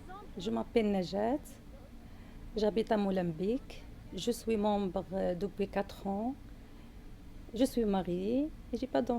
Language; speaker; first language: French; non-native, learner; Arabic